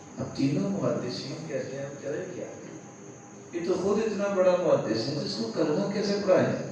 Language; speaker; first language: Urdu; non-native, local second language; Punjabi